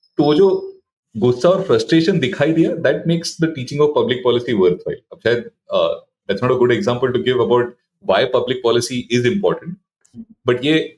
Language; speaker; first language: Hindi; non-native, local second language; Marathi